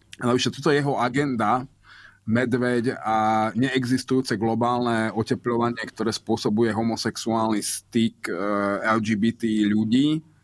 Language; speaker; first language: Slovak; non-native, local second language; Hungarian